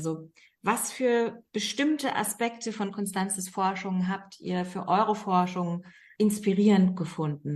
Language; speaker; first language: German; native; German